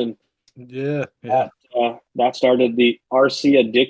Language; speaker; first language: English; native; English